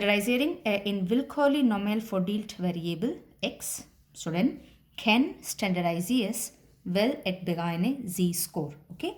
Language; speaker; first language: Danish; non-native, fluent; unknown